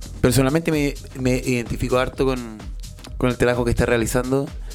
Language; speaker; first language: Spanish; native; Spanish